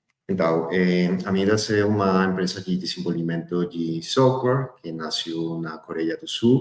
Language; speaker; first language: Portuguese; non-native, fluent; Spanish